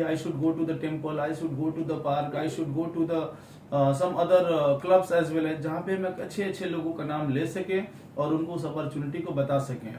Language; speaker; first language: Hindi; native; Hindi